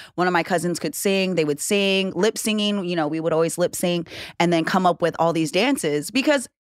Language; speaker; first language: English; native; English